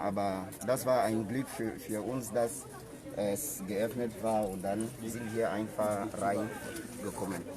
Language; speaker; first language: German; non-native, learner; French